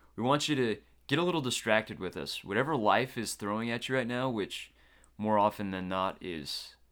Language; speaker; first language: English; native; English